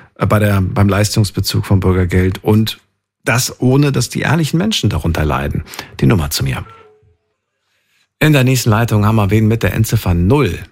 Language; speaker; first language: German; native; German